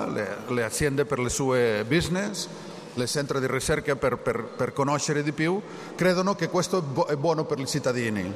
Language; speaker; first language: Italian; non-native, learner; Catalan